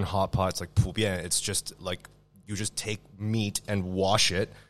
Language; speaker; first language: English; non-native, fluent; Chinese